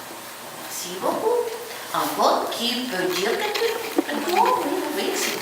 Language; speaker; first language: French; non-native, fluent; Ukrainian